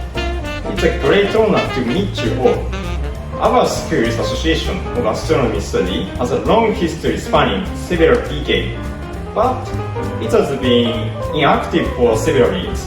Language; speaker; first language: English; non-native, learner; Japanese